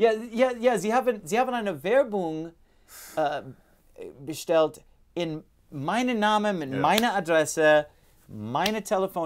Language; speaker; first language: German; non-native, learner; English